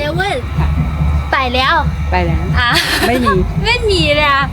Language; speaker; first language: Thai; non-native, learner; Chinese